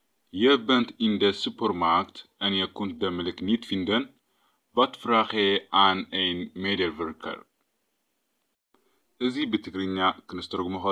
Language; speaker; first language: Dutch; non-native, fluent; Tigrinya